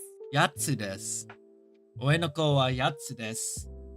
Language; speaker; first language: Japanese; non-native, learner; English